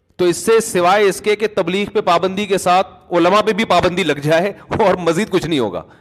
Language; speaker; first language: Urdu; native; Urdu